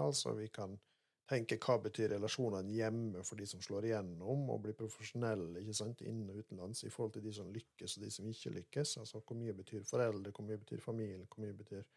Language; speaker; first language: Norwegian; native; Norwegian